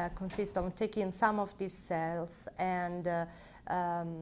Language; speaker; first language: English; non-native, fluent; Italian